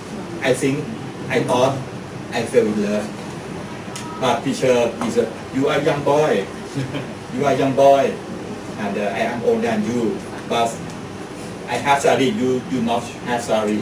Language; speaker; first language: English; non-native, learner; Thai